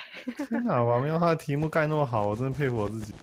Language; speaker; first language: Chinese; native; Chinese